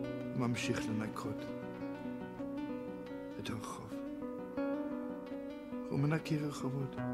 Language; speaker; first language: Hebrew; non-native, fluent; Yiddish